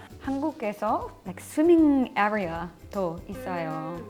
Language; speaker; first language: Korean; non-native, learner; English